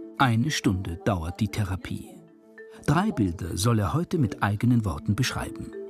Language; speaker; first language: German; native; German